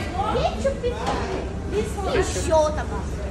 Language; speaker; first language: Russian; early bilingual, heritage; Russian